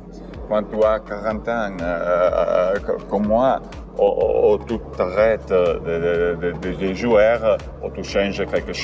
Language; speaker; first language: French; non-native, learner; Italian